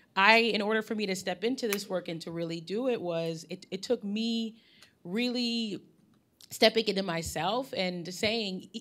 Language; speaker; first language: English; native; English